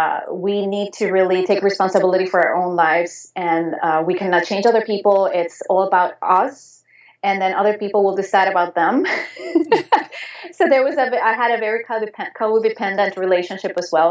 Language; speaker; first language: English; non-native, fluent; Spanish